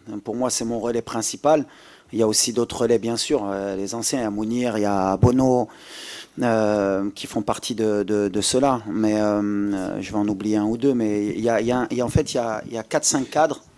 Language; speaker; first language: French; native; French